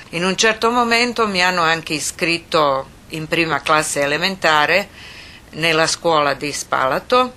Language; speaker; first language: Italian; non-native, fluent; Croatian